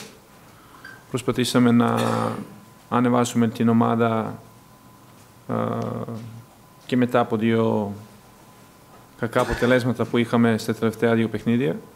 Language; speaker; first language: Greek; non-native, fluent; Serbian